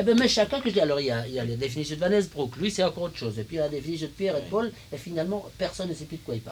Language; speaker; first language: French; native; French